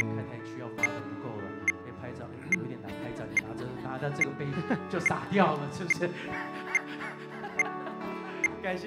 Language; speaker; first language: Chinese; native; Chinese